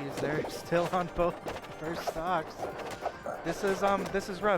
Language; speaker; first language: English; native; English